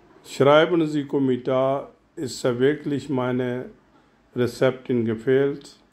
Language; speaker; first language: German; non-native, learner; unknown